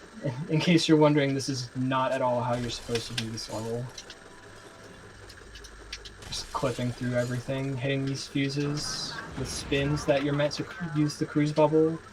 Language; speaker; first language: English; native; English